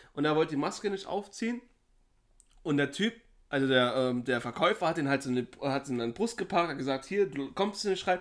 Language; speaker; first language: German; early bilingual, other home language; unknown